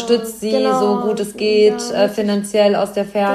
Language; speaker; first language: German; native; German